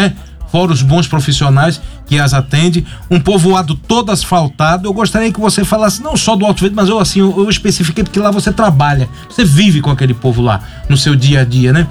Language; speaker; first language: Portuguese; native; Portuguese